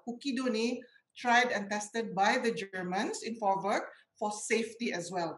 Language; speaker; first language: English; non-native, local second language; Malay